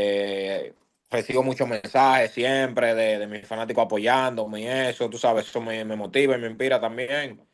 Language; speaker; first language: Spanish; native; Spanish